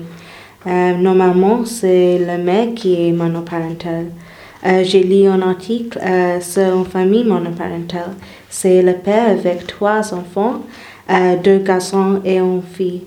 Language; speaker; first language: French; non-native, learner; English